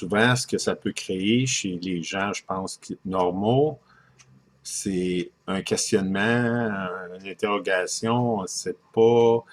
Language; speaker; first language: French; native; French